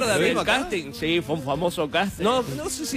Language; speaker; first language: Spanish; native; Spanish